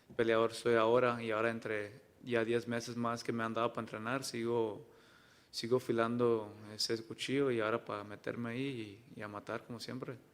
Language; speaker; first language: Spanish; early bilingual, heritage; Spanish